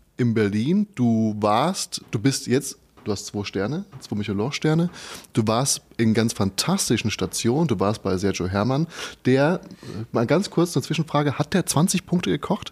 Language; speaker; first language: German; native; German